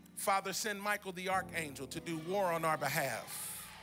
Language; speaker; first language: English; native; English